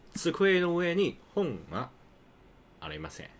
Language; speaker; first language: Japanese; non-native, learner; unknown